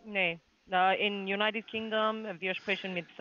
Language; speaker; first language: German; non-native, learner; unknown